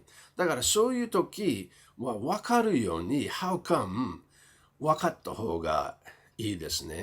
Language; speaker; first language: Japanese; non-native, fluent; English